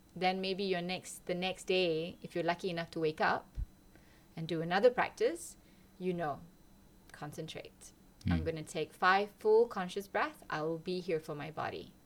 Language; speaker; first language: English; non-native, local second language; Malay